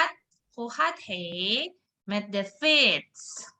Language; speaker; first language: Dutch; non-native, learner; Indonesian